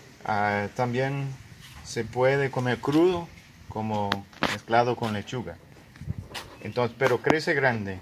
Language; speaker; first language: Spanish; non-native, fluent; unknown